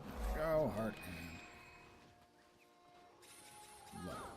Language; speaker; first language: English; native; English